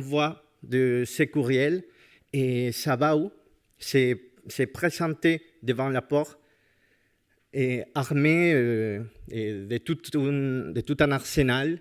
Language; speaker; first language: French; non-native, fluent; Spanish